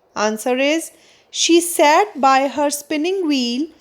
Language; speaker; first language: English; non-native, local second language; Punjabi